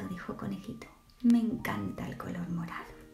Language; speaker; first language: Spanish; native; Spanish